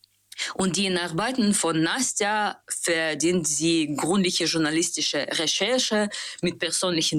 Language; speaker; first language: German; non-native, learner; Russian